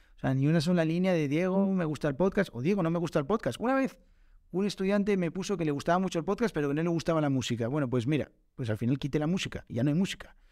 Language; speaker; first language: Spanish; native; Spanish